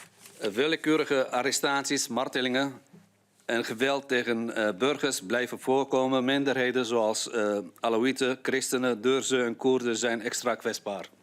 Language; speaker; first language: Dutch; non-native, fluent; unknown